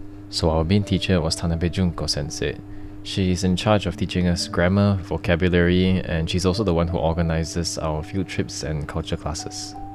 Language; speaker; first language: English; non-native, local second language; Chinese